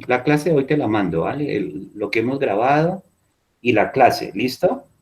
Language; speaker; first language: Spanish; native; Spanish